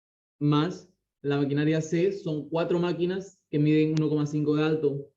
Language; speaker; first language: Spanish; native; Spanish